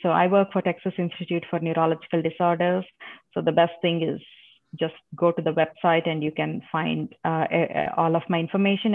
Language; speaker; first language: English; non-native, local second language; Telugu